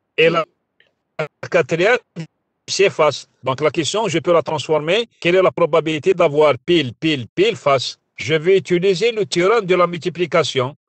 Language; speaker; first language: French; non-native, local second language; Arabic